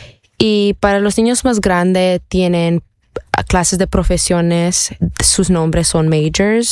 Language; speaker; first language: Spanish; early bilingual, heritage; Spanish